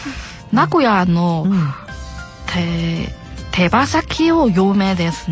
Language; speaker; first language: Japanese; non-native, learner; Chinese